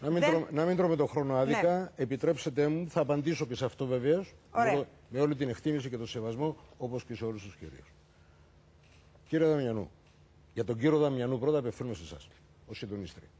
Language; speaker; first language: Greek; native; Greek